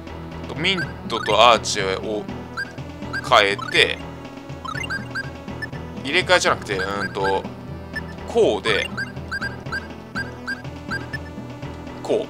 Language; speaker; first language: Japanese; native; Japanese